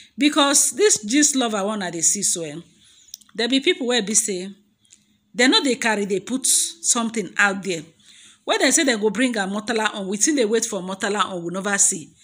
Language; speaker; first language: Nigerian Pidgin; non-native, local second language; Yoruba